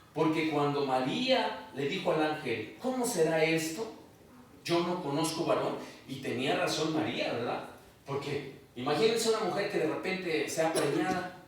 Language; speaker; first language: Spanish; native; Spanish